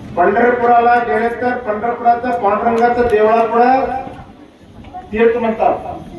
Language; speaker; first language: Marathi; non-native, local second language; Kannada